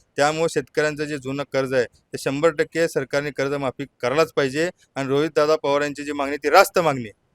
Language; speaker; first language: Marathi; native; Marathi